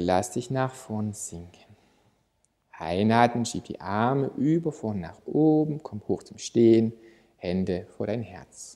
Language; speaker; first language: German; native; German